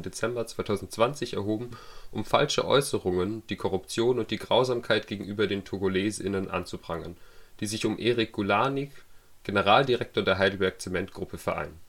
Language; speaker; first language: German; native; German